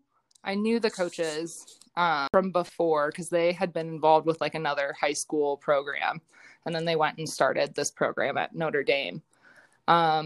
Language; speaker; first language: English; native; English